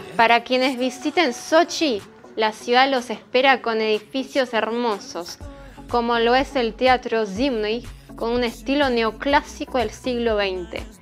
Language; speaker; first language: Spanish; non-native, fluent; Russian